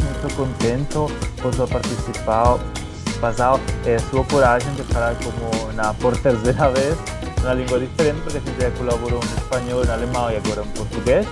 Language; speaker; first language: Portuguese; non-native, fluent; Spanish